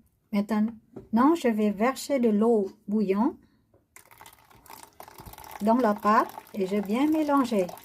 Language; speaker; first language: French; non-native, learner; Vietnamese